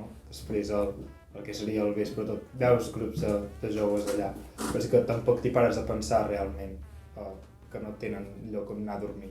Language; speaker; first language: Catalan; native; Catalan